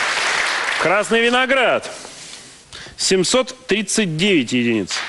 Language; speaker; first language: Russian; native; Russian